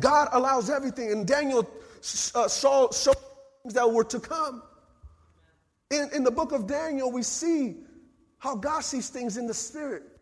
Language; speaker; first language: English; early bilingual, other home language; Spanish